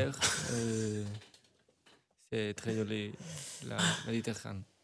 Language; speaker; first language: French; non-native, learner; Spanish